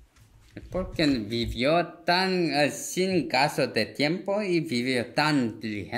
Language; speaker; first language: Spanish; non-native, fluent; Korean